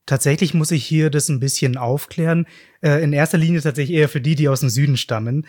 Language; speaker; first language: German; native; German